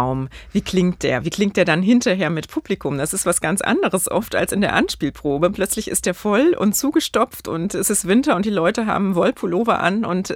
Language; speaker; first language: German; native; German